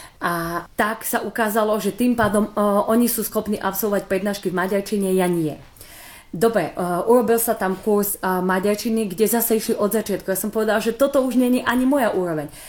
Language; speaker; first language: Slovak; native; Slovak